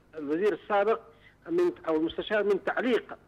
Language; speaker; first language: Arabic; native; Arabic